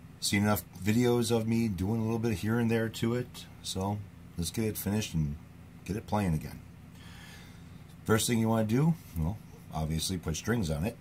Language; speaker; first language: English; native; English